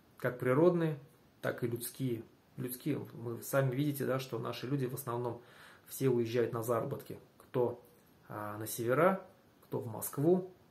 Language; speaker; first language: Russian; non-native, local second language; Bashkir